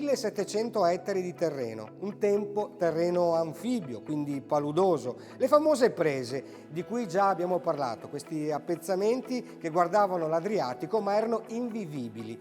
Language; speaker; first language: Italian; native; Italian